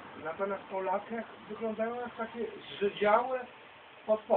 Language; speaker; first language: Polish; native; Polish